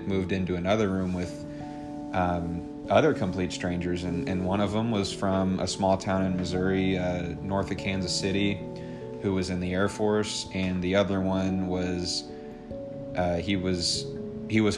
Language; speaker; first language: English; native; English